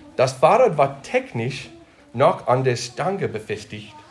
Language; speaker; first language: German; non-native, fluent; English